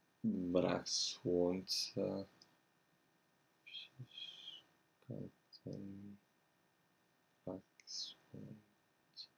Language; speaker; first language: Polish; non-native, learner; Portuguese